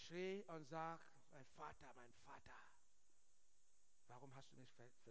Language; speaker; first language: German; non-native, learner; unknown